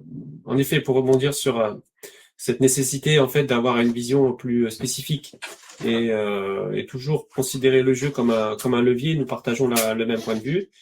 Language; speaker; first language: French; native; French